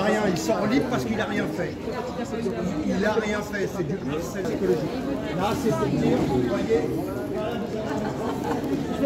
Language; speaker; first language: French; native; French